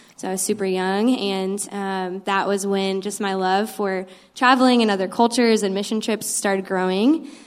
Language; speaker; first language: English; native; English